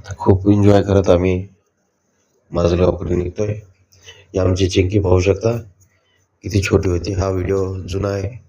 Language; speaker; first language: Marathi; native; Marathi